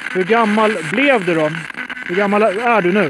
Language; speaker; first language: Swedish; native; Swedish